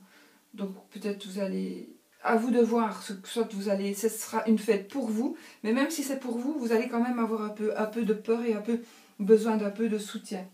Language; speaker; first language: French; native; French